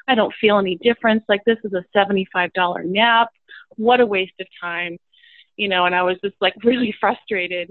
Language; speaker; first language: English; native; English